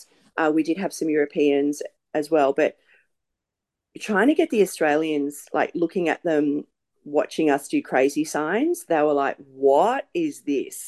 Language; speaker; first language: English; native; English